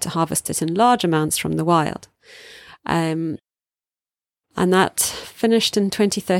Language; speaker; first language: English; native; English